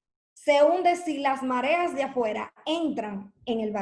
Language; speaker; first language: Spanish; native; Spanish